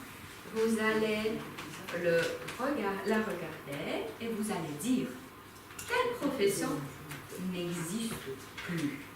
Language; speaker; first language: French; non-native, fluent; Ukrainian